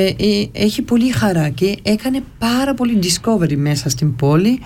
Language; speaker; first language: Greek; early bilingual, heritage; Greek